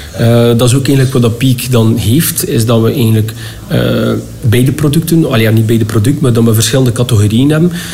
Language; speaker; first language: Dutch; native; Dutch